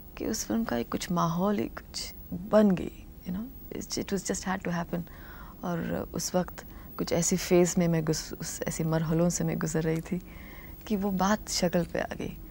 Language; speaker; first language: Hindi; non-native, local second language; Telugu